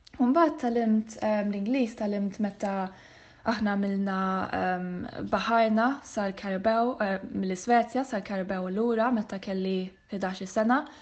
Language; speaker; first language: Maltese; non-native, fluent; Swedish